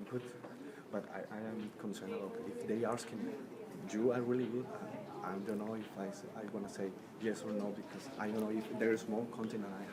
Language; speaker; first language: English; non-native, learner; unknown